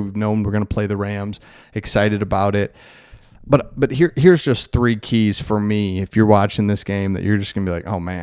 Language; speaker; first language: English; native; English